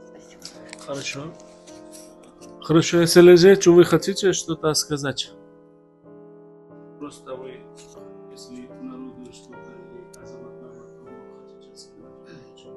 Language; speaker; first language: Russian; non-native, learner; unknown